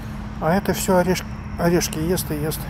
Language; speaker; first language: Russian; native; Russian